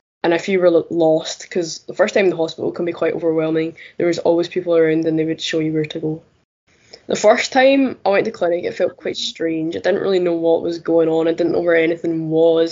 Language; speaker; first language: English; native; English